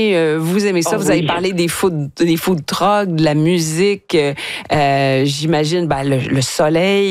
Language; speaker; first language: French; native; French